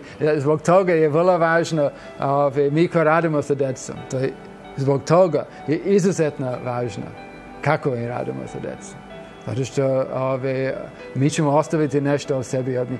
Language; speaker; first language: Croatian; non-native, fluent; English